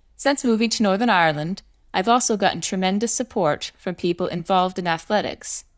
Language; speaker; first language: English; native; English